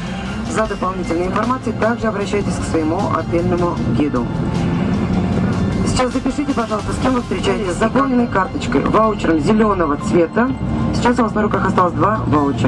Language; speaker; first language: Russian; native; Russian